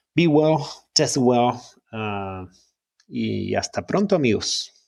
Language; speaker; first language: English; non-native, fluent; Spanish